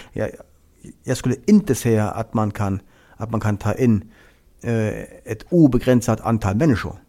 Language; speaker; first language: Swedish; non-native, fluent; German